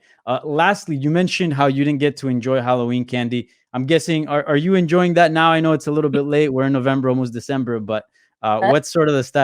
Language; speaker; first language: English; native; English